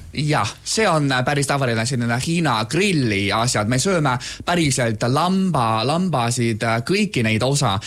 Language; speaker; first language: Estonian; non-native, fluent; Chinese